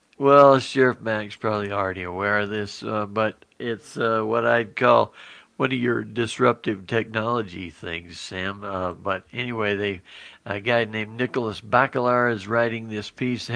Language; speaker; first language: English; native; English